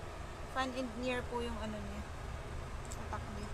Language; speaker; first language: Filipino; native; Filipino